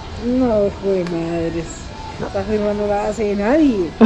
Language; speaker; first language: Spanish; native; Spanish